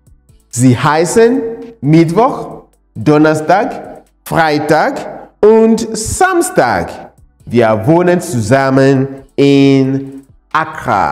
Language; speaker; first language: German; non-native, fluent; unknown